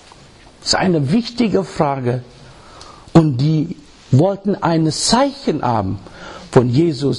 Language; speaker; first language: German; non-native, learner; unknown